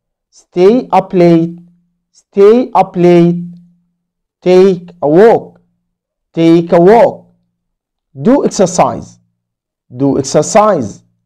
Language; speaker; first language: English; non-native, fluent; Arabic